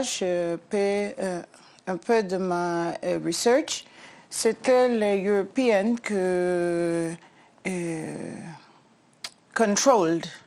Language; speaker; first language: French; non-native, learner; English